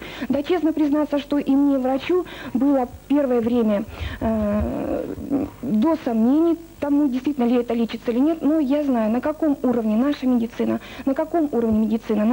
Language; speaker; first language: Russian; native; Russian